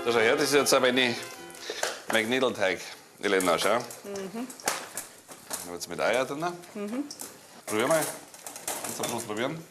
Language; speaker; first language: German; native; German